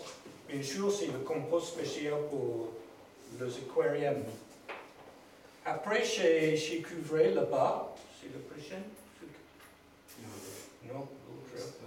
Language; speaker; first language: French; non-native, learner; English